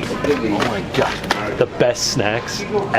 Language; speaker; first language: English; native; English